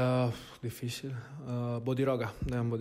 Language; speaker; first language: Spanish; non-native, fluent; Italian